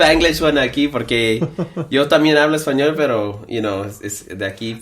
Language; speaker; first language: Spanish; early bilingual, heritage; Spanish